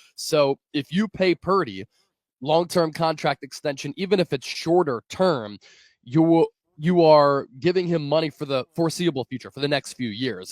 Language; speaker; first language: English; native; English